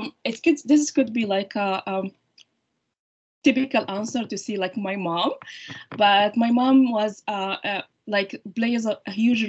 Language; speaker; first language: English; non-native, fluent; Arabic